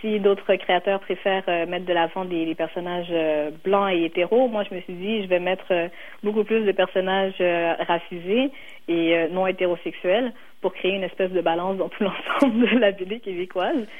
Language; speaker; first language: French; native; French